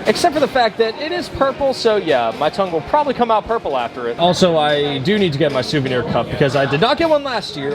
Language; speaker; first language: English; native; English